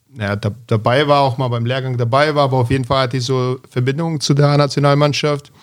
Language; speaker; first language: German; early bilingual, other home language; Bosnian